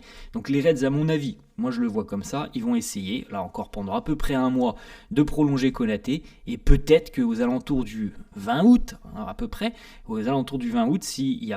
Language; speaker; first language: French; native; French